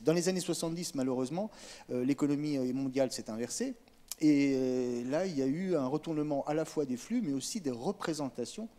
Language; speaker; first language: French; native; French